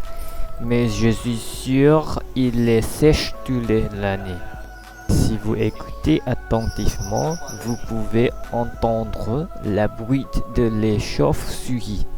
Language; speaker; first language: French; non-native, learner; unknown